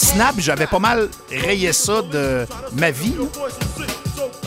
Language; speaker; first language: French; native; French